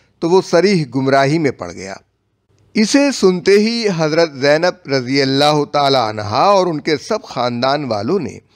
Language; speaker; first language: Urdu; native; Urdu